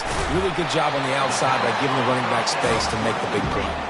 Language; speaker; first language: English; native; English